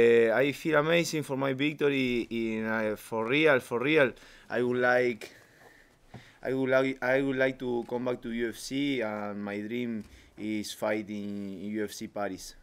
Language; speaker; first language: English; non-native, learner; Spanish